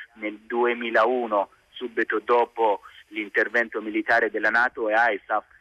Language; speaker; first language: Italian; non-native, fluent; Hazaragi